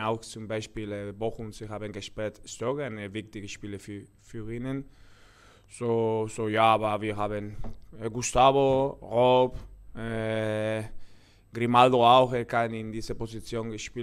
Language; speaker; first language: German; non-native, learner; Spanish